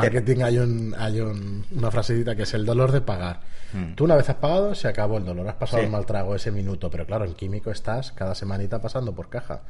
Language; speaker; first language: Spanish; native; Spanish